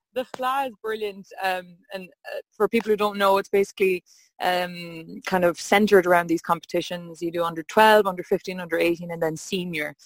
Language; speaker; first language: English; native; English